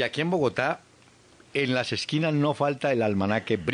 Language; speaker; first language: Spanish; native; Spanish